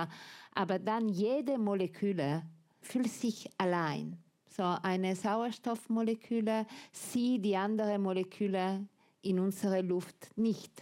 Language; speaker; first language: German; non-native, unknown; Italian